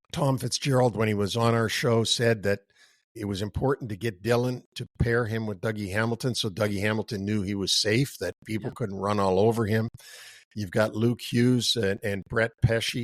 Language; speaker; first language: English; native; English